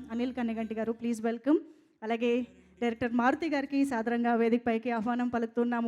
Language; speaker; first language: Telugu; native; Telugu